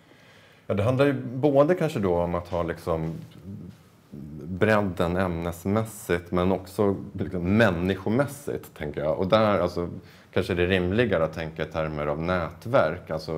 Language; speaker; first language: Swedish; native; Swedish